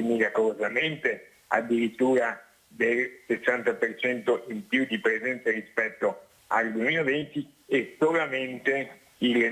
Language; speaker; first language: Italian; native; Italian